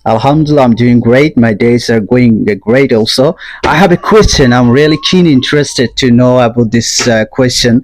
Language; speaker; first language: English; non-native, local second language; Bangla